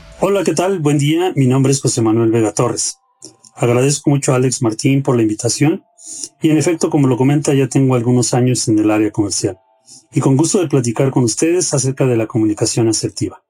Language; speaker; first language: Spanish; native; Spanish